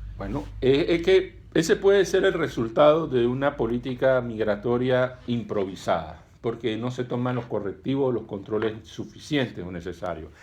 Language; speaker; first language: Spanish; native; Spanish